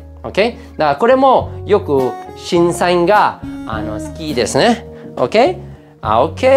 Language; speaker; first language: Japanese; non-native, fluent; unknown